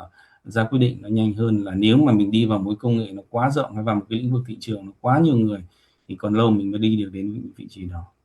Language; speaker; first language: Vietnamese; native; Vietnamese